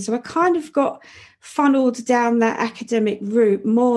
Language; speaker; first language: English; native; English